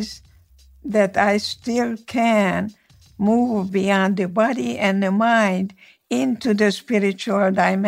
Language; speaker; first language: English; non-native, fluent; Hungarian